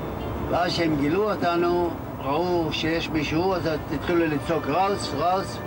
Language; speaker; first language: Hebrew; non-native, fluent; Yiddish